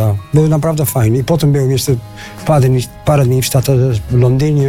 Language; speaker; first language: Polish; non-native, learner; Dutch